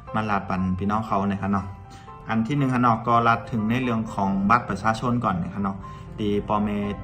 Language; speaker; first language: Thai; non-native, local second language; Shan